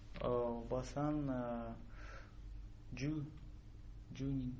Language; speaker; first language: Japanese; non-native, learner; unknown